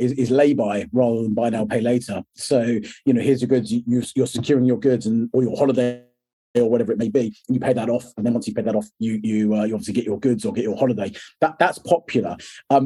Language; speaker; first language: English; native; English